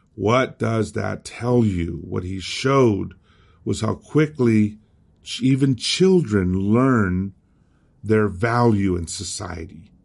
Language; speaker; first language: English; early bilingual, other home language; Spanish